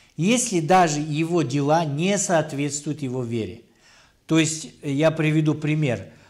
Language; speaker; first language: Russian; non-native, local second language; Kyrgyz